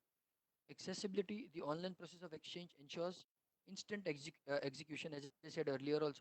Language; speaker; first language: English; non-native, local second language; Hindi